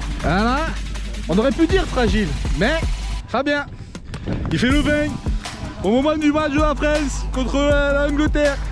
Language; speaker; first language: French; native; French